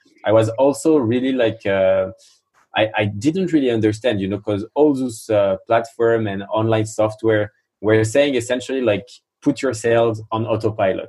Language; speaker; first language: English; non-native, fluent; French